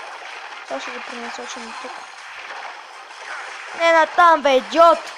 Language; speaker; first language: Bulgarian; native; Bulgarian